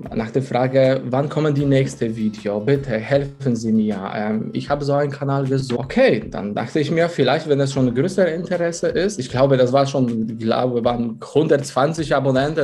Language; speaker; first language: German; non-native, fluent; Polish